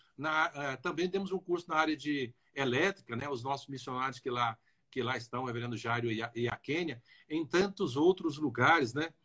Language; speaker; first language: Portuguese; native; Portuguese